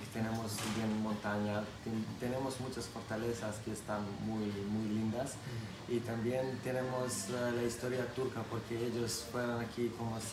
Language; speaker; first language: Spanish; non-native, learner; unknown